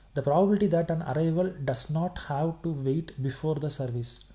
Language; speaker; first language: English; non-native, local second language; Tamil